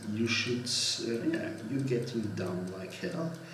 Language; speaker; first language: English; non-native, fluent; German